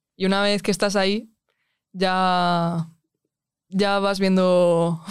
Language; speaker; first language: Spanish; native; Spanish